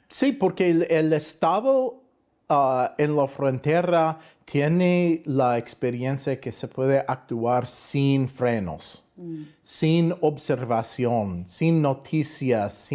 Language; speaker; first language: Spanish; non-native, fluent; English